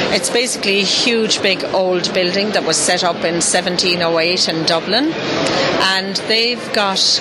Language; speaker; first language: English; native; English